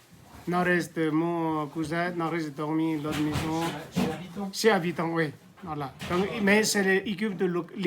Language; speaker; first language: French; non-native, learner; Nepali